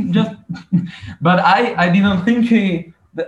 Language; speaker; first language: English; non-native, fluent; Italian